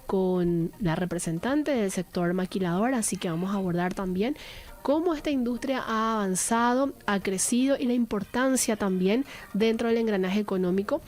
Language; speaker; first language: Spanish; native; Spanish